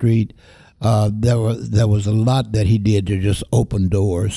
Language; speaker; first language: English; native; English